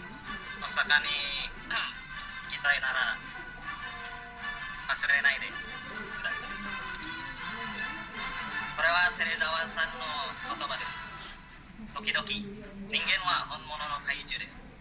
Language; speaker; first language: Japanese; non-native, learner; Indonesian